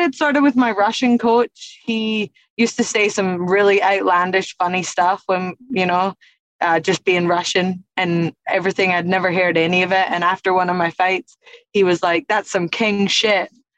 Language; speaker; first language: English; native; English